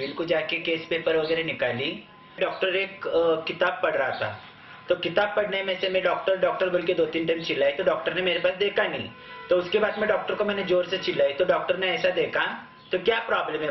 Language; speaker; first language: Hindi; non-native, local second language; Marathi